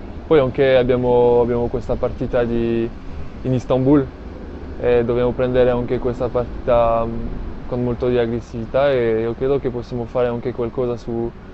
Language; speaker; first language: Italian; non-native, fluent; French